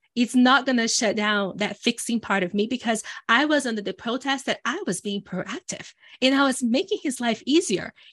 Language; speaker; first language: English; early bilingual, other home language; Portuguese